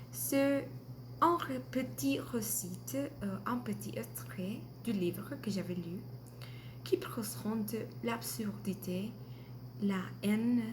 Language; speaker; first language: French; non-native, learner; Spanish